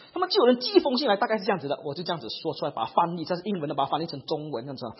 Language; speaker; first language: Chinese; native; Chinese